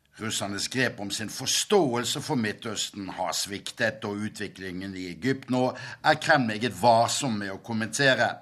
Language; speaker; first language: Norwegian; native; Norwegian